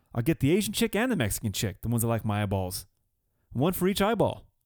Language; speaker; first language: English; early bilingual, other home language; Spanish